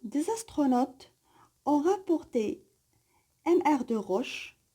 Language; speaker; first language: French; non-native, local second language; Arabic